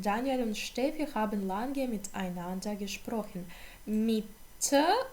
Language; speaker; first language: German; non-native, fluent; Ukrainian